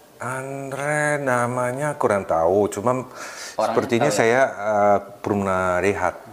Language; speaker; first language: Indonesian; non-native, fluent; Japanese